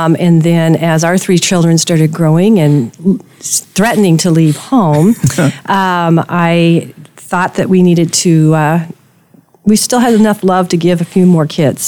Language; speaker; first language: English; native; English